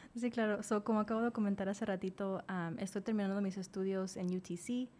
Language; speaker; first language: Spanish; early bilingual, other home language; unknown